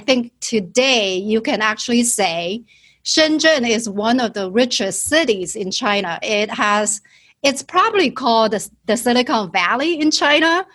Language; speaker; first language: English; non-native, fluent; Chinese